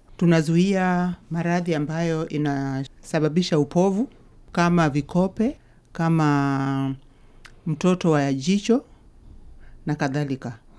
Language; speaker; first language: Swahili; non-native, local second language; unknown